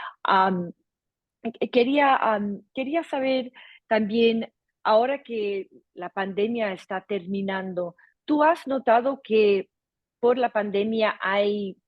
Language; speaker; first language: Spanish; non-native, fluent; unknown